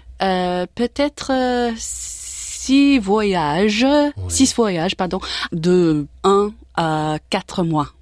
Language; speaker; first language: French; non-native, learner; English